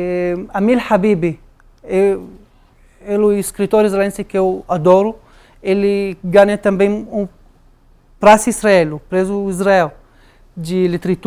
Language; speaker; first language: Portuguese; non-native, learner; Arabic